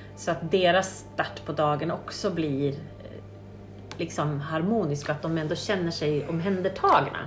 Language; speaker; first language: Swedish; native; Swedish